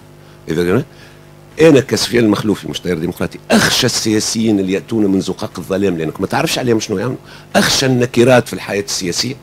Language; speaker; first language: Arabic; native; Arabic